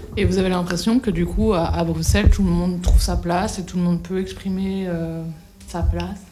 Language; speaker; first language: French; native; French